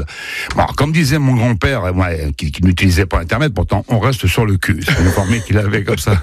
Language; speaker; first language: French; native; French